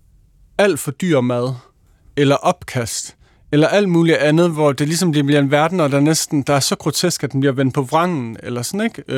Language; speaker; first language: Danish; native; Danish